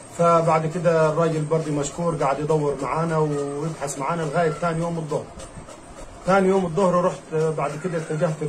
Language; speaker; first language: Egyptian Arabic; native; Egyptian Arabic